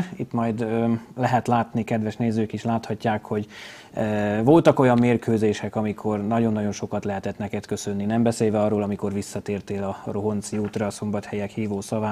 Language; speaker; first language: Hungarian; native; Hungarian